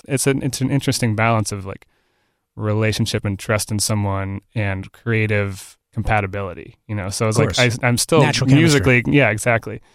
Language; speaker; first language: English; native; English